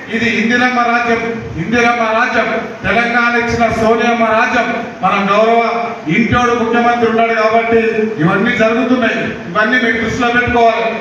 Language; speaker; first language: Telugu; native; Telugu